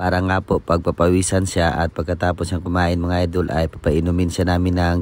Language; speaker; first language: Filipino; native; Filipino